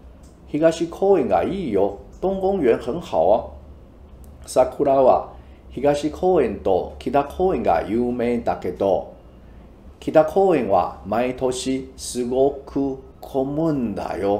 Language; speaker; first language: Japanese; non-native, fluent; Chinese